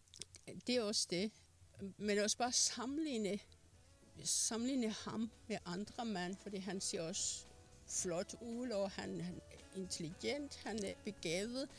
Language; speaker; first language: Danish; non-native, fluent; Persian